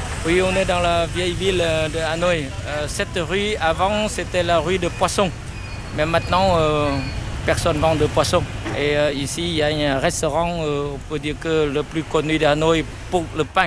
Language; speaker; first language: French; non-native, fluent; Vietnamese